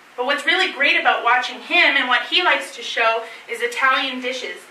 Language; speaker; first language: English; native; English